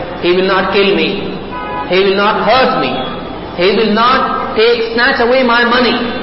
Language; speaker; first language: English; non-native, local second language; Urdu